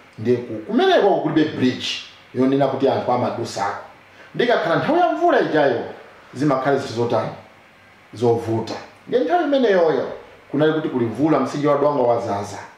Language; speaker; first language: Nyanja; non-native, local second language; Tumbuka